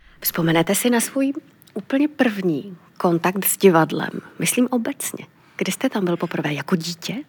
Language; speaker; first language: Czech; native; Czech